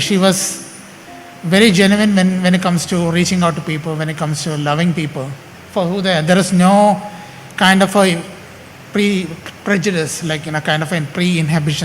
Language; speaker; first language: English; non-native, local second language; Malayalam